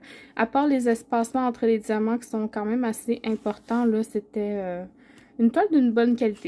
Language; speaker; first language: French; native; French